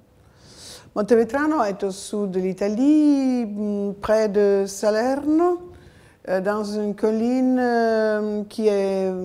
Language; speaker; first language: French; non-native, fluent; Italian